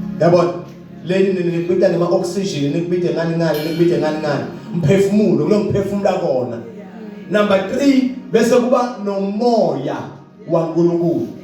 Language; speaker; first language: Zulu; non-native, local second language; Swati